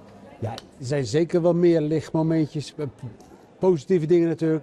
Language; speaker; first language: Dutch; native; Dutch